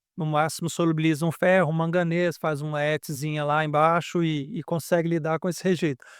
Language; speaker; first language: Portuguese; native; Portuguese